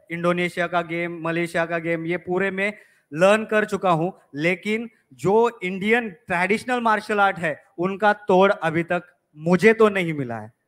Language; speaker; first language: Hindi; non-native, local second language; Marathi